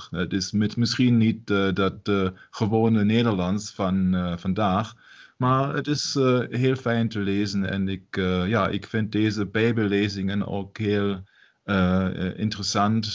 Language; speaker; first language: Dutch; non-native, local second language; German